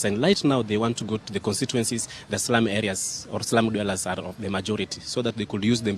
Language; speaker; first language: English; non-native, local second language; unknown